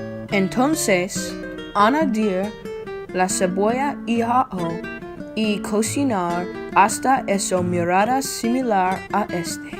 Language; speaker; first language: Spanish; non-native, learner; English